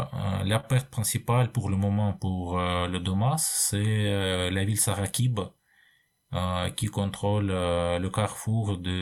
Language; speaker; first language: French; non-native, fluent; Russian